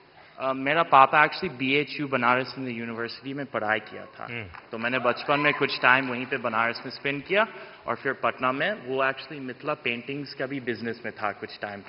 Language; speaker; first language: Hindi; non-native, fluent; English